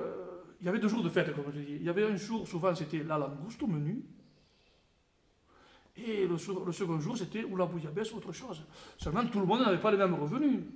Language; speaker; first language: French; native; French